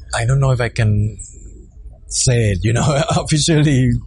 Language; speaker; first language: English; non-native, fluent; Thai